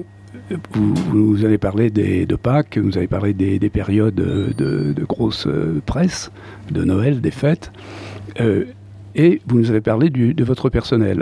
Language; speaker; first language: French; native; French